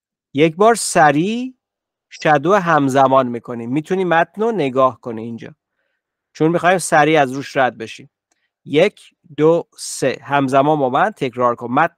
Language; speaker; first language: Persian; native; Persian